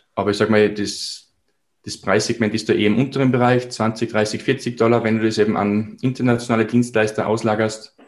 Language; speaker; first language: German; native; German